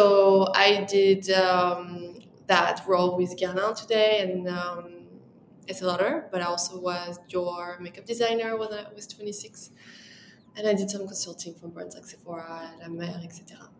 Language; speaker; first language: English; non-native, fluent; French